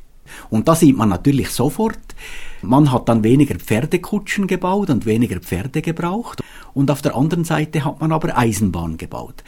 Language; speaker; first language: German; native; German